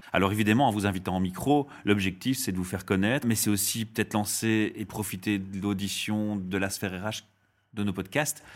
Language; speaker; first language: French; native; French